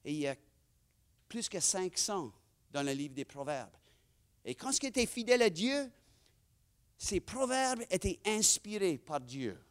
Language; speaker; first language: French; non-native, fluent; English